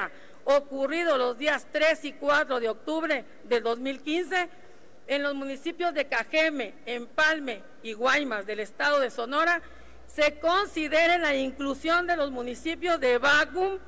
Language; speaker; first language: Spanish; native; Spanish